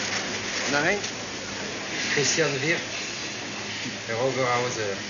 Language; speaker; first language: German; non-native, learner; French